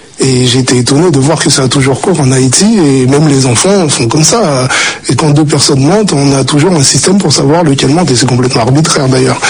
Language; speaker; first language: French; early bilingual, other home language; Haitian Creole